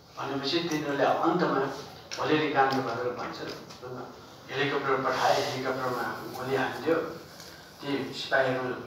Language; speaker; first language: Nepali; non-native, local second language; Newari